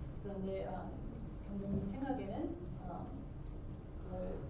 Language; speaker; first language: Korean; native; Korean